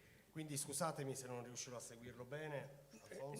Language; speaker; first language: Italian; native; Italian